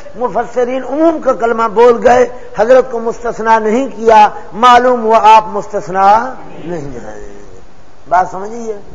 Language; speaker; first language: Urdu; non-native, local second language; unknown